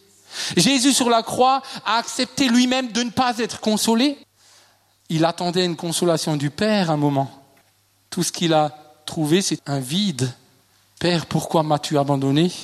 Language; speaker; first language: French; native; French